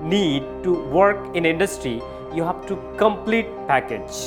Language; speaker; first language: English; non-native, local second language; Bangla